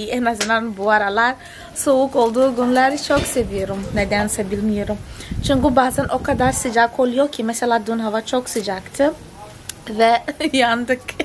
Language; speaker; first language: Turkish; non-native, fluent; Portuguese